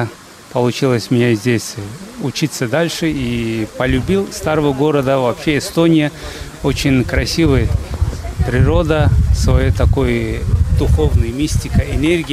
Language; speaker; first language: Russian; non-native, fluent; Azerbaijani